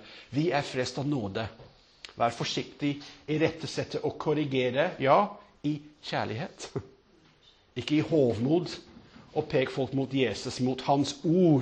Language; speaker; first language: Norwegian; non-native, fluent; English